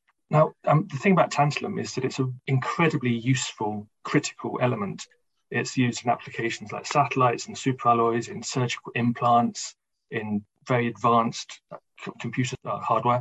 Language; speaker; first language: English; native; English